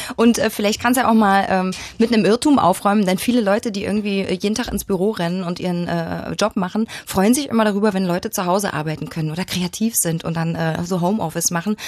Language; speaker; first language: German; native; German